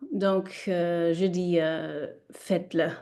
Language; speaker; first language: French; non-native, learner; English